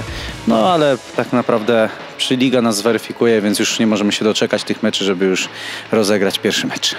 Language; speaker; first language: Polish; native; Polish